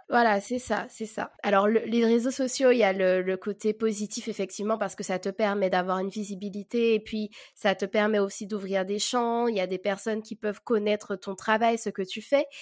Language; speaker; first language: French; native; French